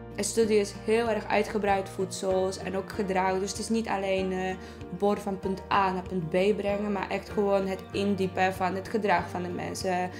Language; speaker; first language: Dutch; non-native, fluent; Polish